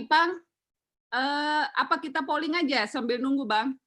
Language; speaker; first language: Indonesian; native; Indonesian